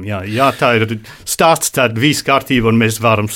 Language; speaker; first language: Latvian; non-native, learner; English